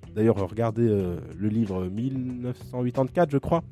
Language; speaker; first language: French; native; French